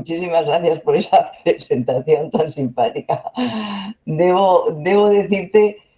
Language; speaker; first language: Spanish; native; Spanish